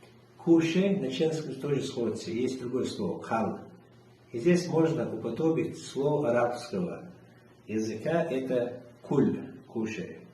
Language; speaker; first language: Russian; non-native, local second language; Chechen